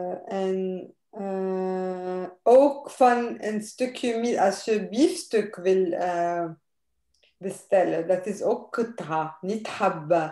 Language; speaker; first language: Dutch; non-native, fluent; Arabic